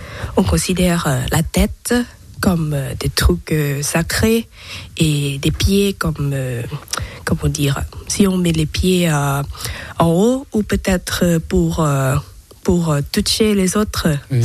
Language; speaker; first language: French; non-native, learner; Thai